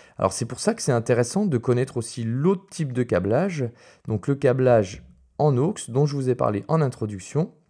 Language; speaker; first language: French; native; French